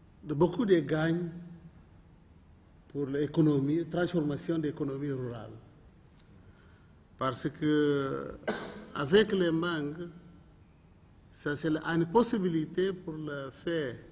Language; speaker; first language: French; non-native, learner; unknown